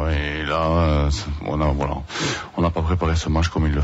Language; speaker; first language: French; native; French